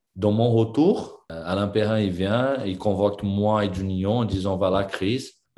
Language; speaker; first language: French; non-native, fluent; Portuguese